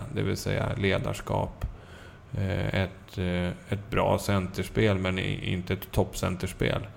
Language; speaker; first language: Swedish; native; Swedish